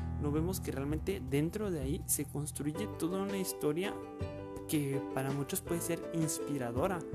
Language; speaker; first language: Spanish; native; Spanish